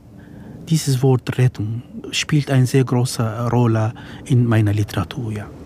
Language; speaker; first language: German; non-native, fluent; Kurdish